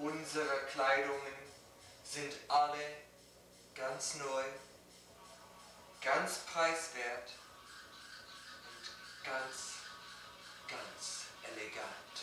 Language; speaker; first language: German; non-native, learner; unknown